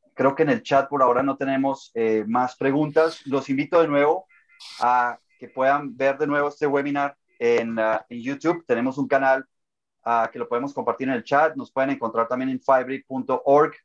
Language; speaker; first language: Spanish; native; Spanish